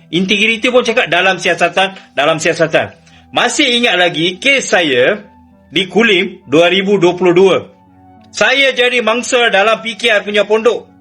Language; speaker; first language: Malay; native; Malay